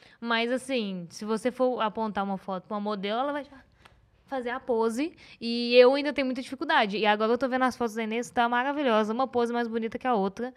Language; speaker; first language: Portuguese; native; Portuguese